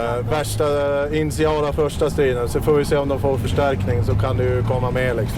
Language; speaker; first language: Swedish; native; Swedish